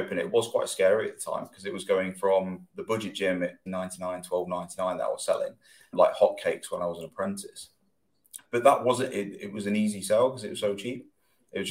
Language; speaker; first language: English; native; English